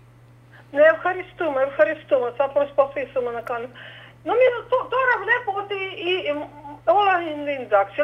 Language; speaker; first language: Greek; non-native, fluent; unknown